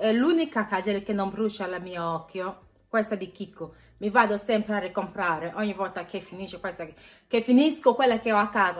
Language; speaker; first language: Italian; non-native, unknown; English